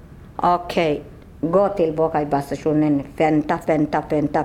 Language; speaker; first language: Swedish; non-native, learner; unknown